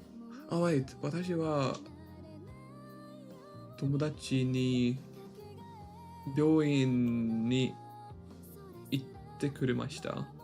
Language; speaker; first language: Japanese; non-native, learner; English